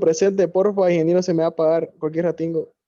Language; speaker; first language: Spanish; native; Spanish